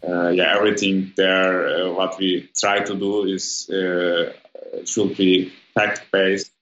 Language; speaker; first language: English; non-native, fluent; German